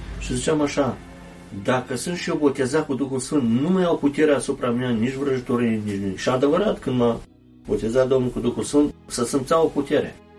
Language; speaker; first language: Romanian; native; Romanian